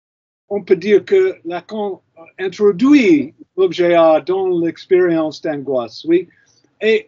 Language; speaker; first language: French; non-native, fluent; English